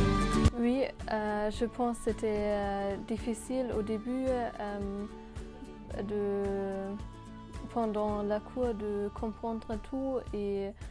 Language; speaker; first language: French; non-native, fluent; German